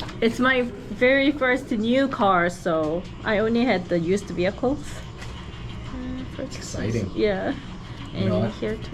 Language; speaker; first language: English; non-native, fluent; Korean